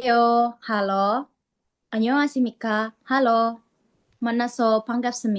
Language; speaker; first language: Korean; non-native, learner; Indonesian